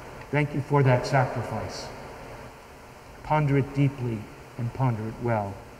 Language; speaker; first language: English; native; English